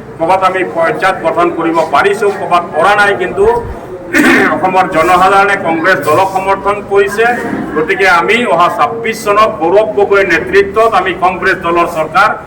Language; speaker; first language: Assamese; non-native, local second language; Hindi